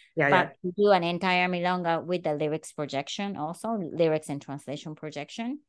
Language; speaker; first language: English; non-native, fluent; Japanese